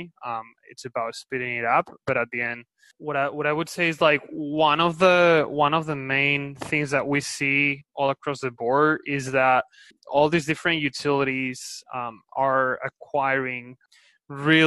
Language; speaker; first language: English; non-native, fluent; Spanish